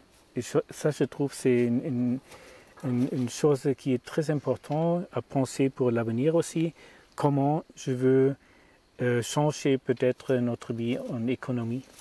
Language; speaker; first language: French; non-native, learner; German